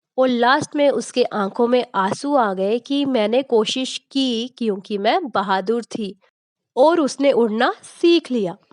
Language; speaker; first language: Hindi; native; Hindi